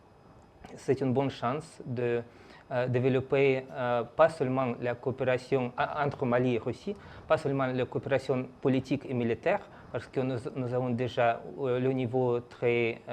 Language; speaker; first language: French; non-native, fluent; Russian